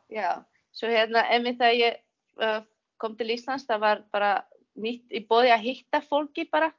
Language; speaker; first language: Icelandic; non-native, fluent; Czech